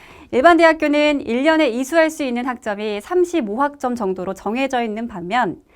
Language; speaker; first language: Korean; native; Korean